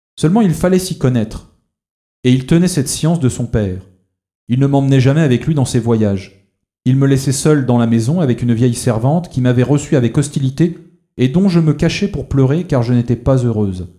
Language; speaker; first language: French; native; French